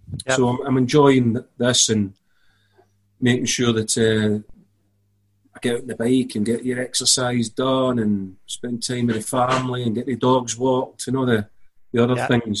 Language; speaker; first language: English; native; English